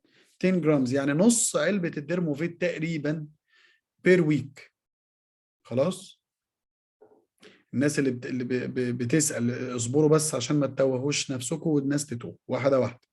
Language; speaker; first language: Arabic; native; Arabic